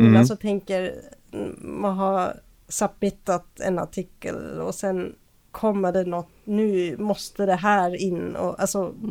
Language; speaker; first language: Swedish; non-native, fluent; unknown